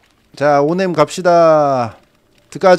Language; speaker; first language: Korean; native; Korean